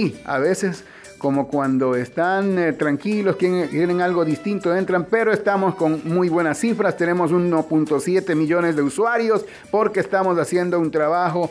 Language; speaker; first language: Spanish; native; Spanish